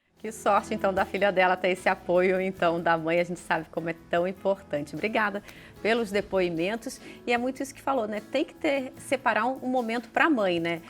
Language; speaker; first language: Portuguese; native; Portuguese